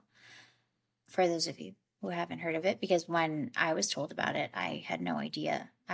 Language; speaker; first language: English; native; English